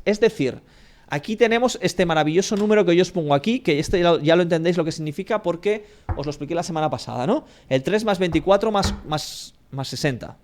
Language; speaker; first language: Spanish; native; Spanish